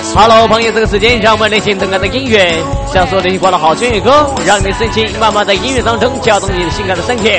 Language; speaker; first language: Chinese; native; Chinese